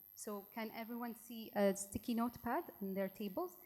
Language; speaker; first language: English; non-native, local second language; Arabic